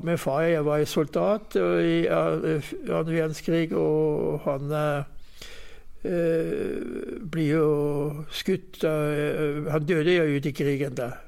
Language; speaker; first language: Norwegian; non-native, fluent; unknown